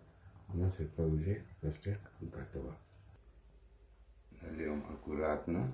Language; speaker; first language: Russian; non-native, learner; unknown